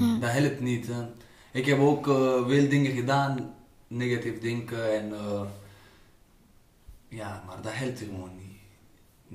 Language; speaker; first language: Dutch; non-native, learner; Pashto